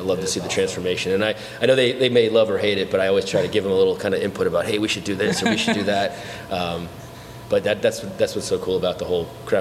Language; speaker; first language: English; native; English